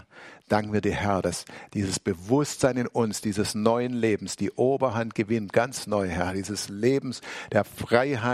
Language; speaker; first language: German; native; German